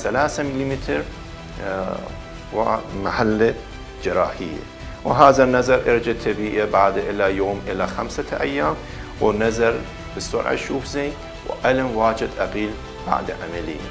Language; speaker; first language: Arabic; non-native, learner; Persian